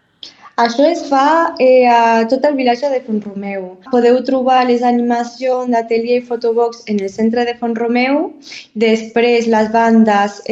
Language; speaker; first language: Catalan; non-native, learner; Spanish